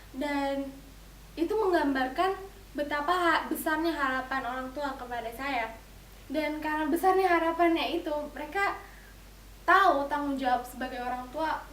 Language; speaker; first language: Indonesian; native; Indonesian